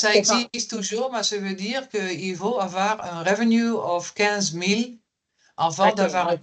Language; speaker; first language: French; non-native, fluent; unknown